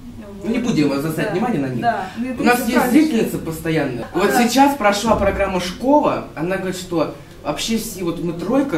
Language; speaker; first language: Russian; native; Russian